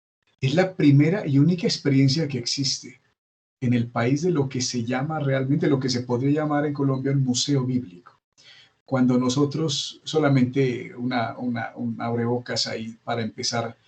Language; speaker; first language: Spanish; native; Spanish